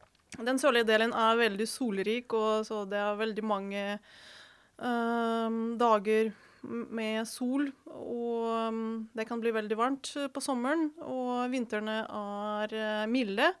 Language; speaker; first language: Norwegian; non-native, fluent; Ukrainian